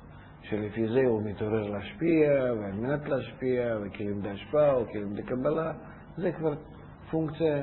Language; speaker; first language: Hebrew; non-native, fluent; Russian